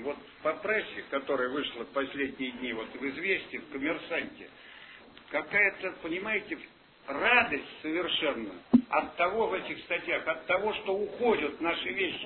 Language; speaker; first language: Russian; native; Russian